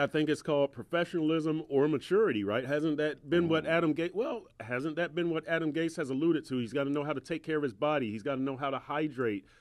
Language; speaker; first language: English; native; English